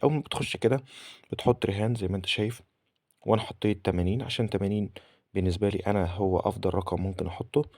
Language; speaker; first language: Arabic; native; Arabic